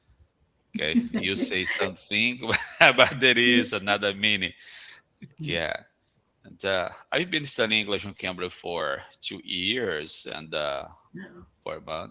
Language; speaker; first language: English; non-native, fluent; Portuguese